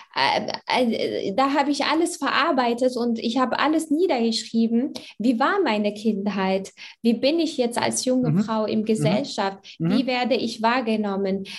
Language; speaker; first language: German; early bilingual, other home language; Arabic